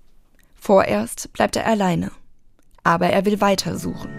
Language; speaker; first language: German; native; German